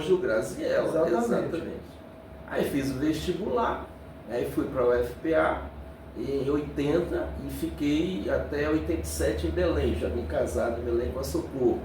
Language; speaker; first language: Portuguese; native; Portuguese